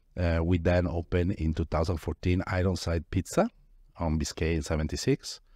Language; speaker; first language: English; non-native, fluent; Italian